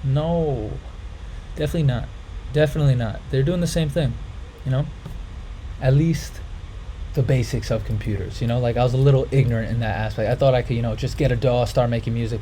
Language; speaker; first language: English; native; English